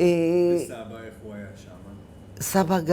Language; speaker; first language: Hebrew; native; Hebrew